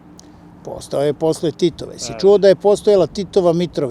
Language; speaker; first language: Bosnian; native; Bosnian